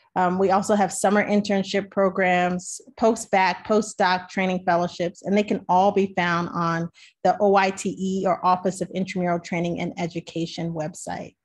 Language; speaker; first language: English; native; English